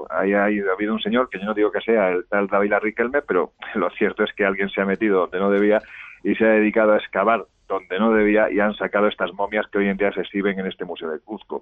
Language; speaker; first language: Spanish; native; Spanish